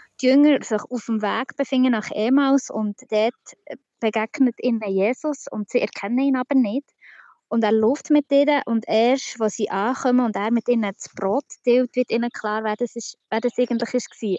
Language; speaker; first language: German; native; German